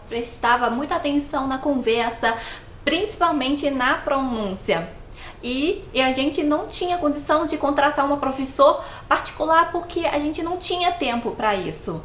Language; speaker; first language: Portuguese; non-native, fluent; Chinese